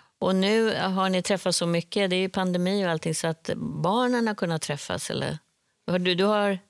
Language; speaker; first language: Swedish; native; Swedish